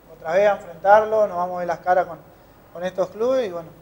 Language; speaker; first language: Spanish; native; Spanish